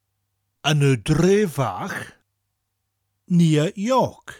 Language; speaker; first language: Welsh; non-native, fluent; English